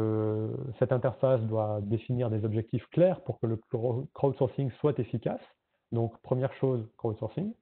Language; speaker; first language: French; native; French